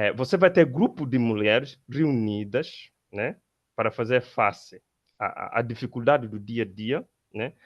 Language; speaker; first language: Portuguese; non-native, local second language; Upper Guinea Crioulo